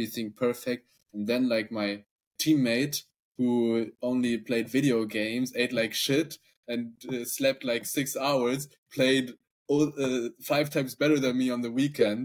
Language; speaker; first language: English; non-native, fluent; German